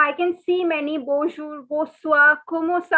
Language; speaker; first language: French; non-native, fluent; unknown